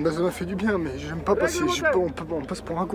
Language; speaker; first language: French; native; French